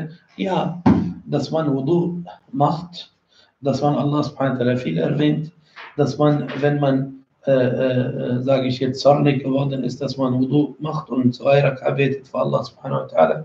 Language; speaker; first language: German; non-native, fluent; Arabic